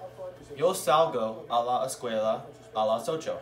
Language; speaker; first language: Spanish; non-native, learner; English